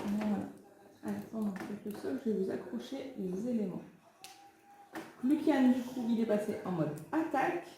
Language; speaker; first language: French; native; French